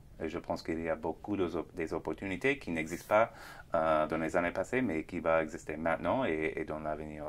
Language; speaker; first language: French; non-native, fluent; English